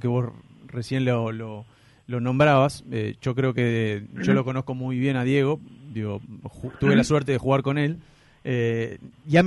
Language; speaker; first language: Spanish; native; Spanish